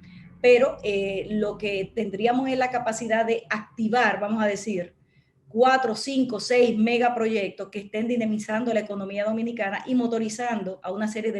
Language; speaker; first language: Spanish; native; Spanish